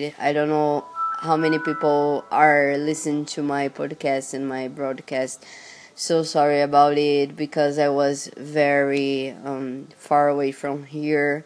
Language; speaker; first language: English; non-native, learner; Portuguese